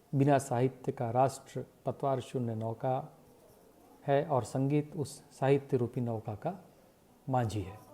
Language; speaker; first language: Hindi; native; Hindi